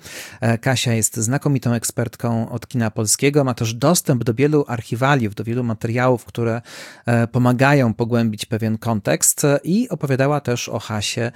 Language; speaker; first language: Polish; native; Polish